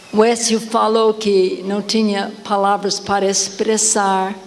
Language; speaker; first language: Portuguese; non-native, fluent; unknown